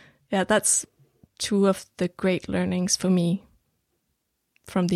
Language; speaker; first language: English; non-native, fluent; Danish